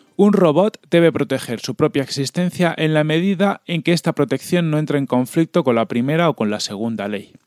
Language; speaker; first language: Spanish; native; Spanish